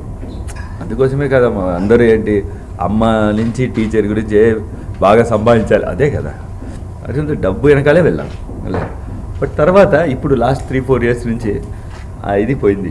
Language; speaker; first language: Telugu; non-native, local second language; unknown